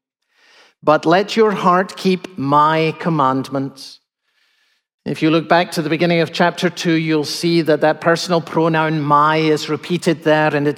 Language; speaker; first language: English; native; English